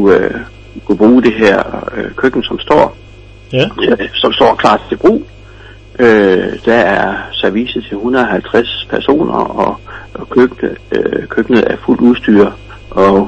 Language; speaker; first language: Danish; native; Danish